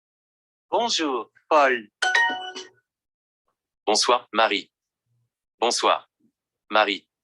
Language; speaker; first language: French; non-native, learner; Vietnamese